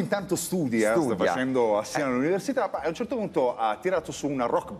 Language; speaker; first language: Italian; native; Italian